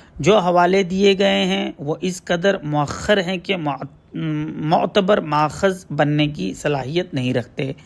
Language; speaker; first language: Urdu; native; Urdu